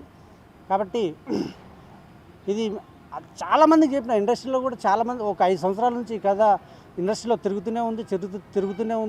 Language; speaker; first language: Telugu; native; Telugu